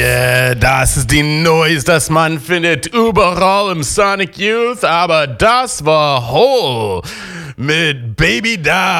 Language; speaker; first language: German; non-native, fluent; English